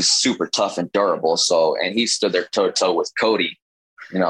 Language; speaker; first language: English; native; English